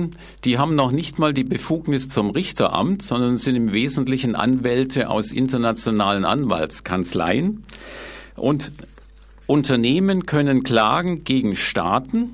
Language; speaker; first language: German; native; German